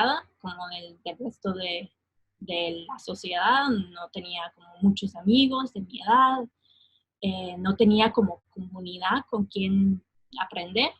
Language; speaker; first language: Spanish; non-native, fluent; English